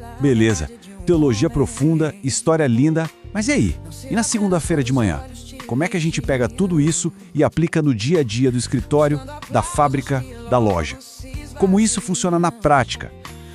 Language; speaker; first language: Portuguese; native; Portuguese